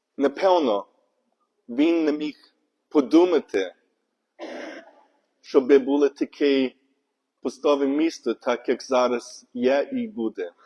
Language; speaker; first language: Ukrainian; non-native, learner; English